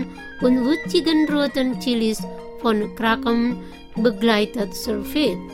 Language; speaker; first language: German; non-native, fluent; Indonesian